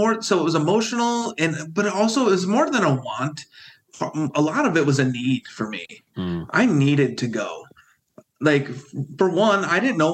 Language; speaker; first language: English; native; English